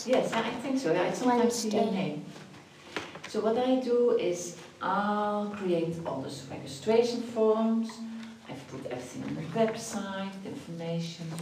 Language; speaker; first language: English; non-native, fluent; Dutch